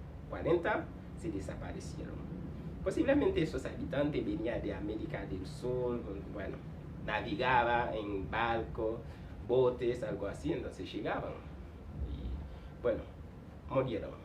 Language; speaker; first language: Spanish; non-native, fluent; Haitian Creole